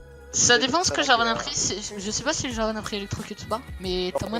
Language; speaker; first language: French; native; French